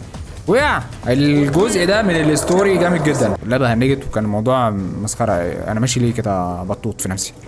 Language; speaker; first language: Arabic; native; Arabic